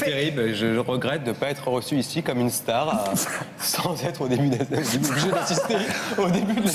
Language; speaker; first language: French; native; French